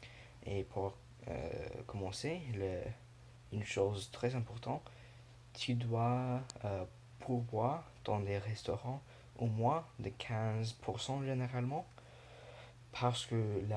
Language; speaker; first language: French; non-native, learner; English